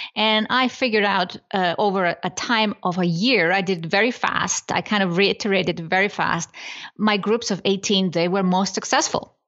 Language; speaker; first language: English; non-native, fluent; Icelandic